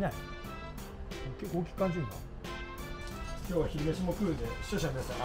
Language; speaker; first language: Japanese; native; Japanese